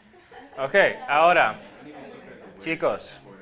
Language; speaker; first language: Spanish; non-native, fluent; English